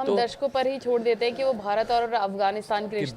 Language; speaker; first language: Hindi; native; Hindi